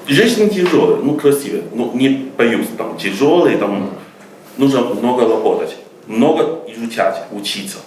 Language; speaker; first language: Russian; non-native, learner; Chinese